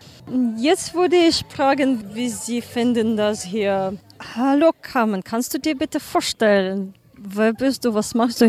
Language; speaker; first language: German; non-native, learner; Ukrainian